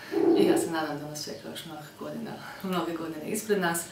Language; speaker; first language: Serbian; early bilingual, heritage; Croatian